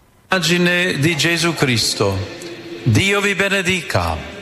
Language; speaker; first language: Italian; non-native, fluent; English